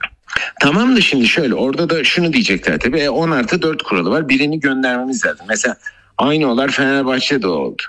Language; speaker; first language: Turkish; native; Turkish